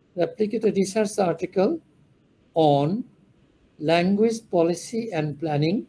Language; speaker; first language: English; non-native, local second language; Bangla